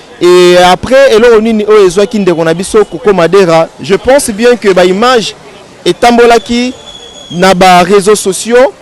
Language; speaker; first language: Lingala; native; Lingala